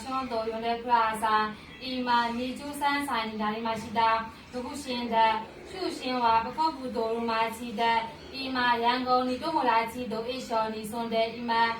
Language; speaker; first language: Japanese; non-native, learner; Burmese